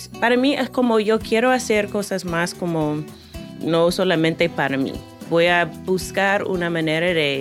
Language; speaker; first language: Spanish; non-native, fluent; English